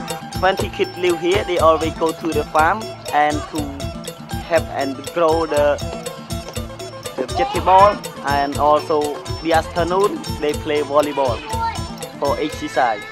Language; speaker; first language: English; non-native, learner; Khmer